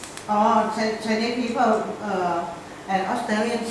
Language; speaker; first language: English; non-native, learner; Thai